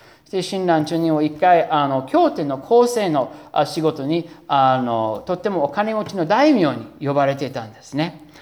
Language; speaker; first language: Japanese; non-native, fluent; English